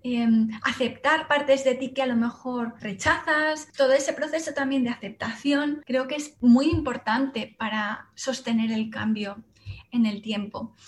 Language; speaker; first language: Spanish; native; Spanish